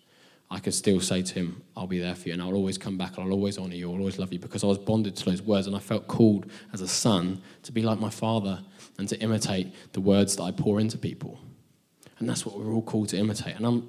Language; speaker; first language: English; native; English